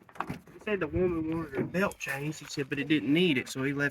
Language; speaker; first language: English; native; English